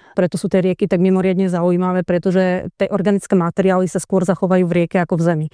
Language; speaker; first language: Slovak; native; Slovak